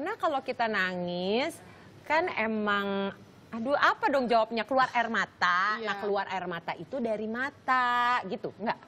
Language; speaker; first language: Indonesian; native; Indonesian